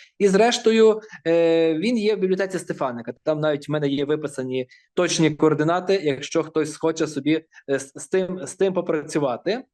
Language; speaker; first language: Ukrainian; native; Ukrainian